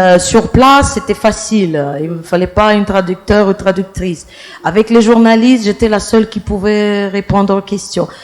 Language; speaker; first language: French; non-native, fluent; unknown